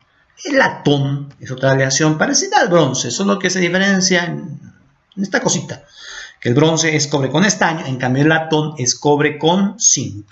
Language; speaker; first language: Spanish; native; Spanish